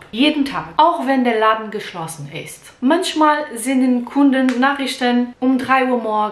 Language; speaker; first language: German; non-native, learner; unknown